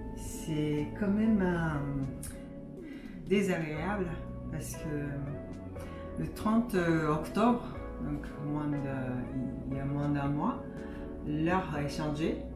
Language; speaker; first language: French; non-native, fluent; Japanese